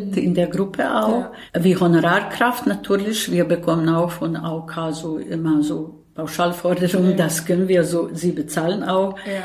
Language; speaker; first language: German; non-native, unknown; Bosnian